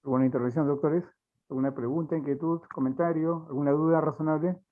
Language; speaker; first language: Spanish; native; Spanish